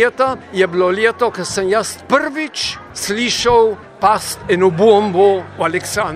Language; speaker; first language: Slovenian; early bilingual, heritage; Slovenian